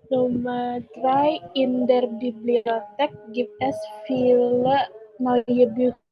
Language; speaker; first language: German; non-native, learner; Indonesian